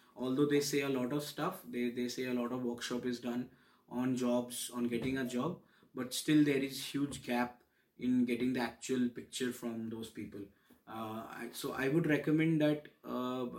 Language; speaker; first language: English; non-native, local second language; Bangla